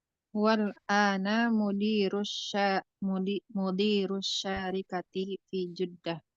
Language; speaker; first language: Arabic; non-native, learner; Indonesian